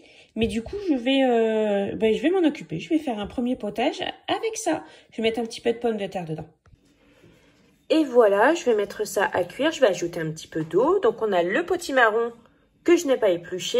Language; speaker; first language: French; native; French